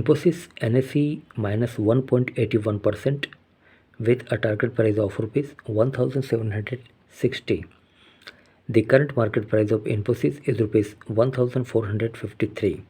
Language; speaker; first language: English; non-native, local second language; Hindi